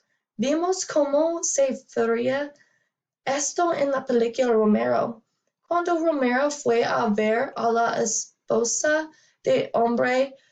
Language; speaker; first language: Spanish; non-native, learner; English